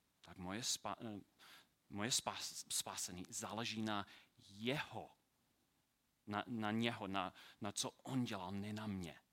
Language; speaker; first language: Czech; non-native, learner; English